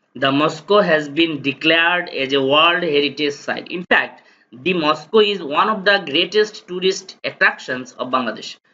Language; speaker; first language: English; non-native, local second language; Bangla